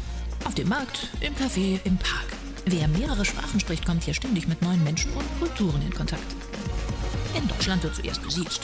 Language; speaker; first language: German; native; German